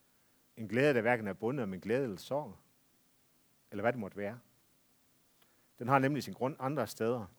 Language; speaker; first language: Danish; native; Danish